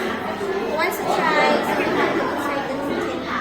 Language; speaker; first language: English; non-native, local second language; Filipino